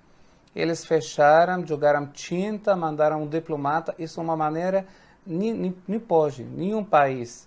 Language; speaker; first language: Portuguese; non-native, fluent; Arabic